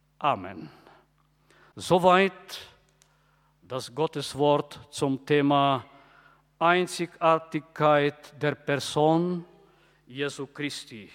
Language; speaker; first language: German; non-native, fluent; Bulgarian